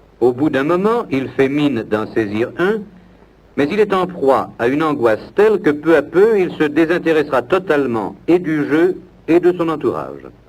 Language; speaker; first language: French; native; French